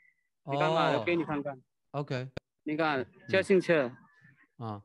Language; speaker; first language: Chinese; non-native, learner; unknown